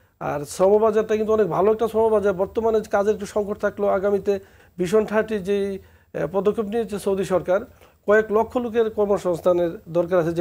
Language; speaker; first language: Bangla; native; Bangla